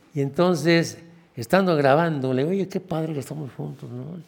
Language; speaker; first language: Spanish; native; Spanish